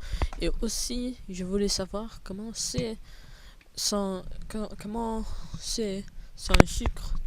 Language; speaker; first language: French; non-native, fluent; English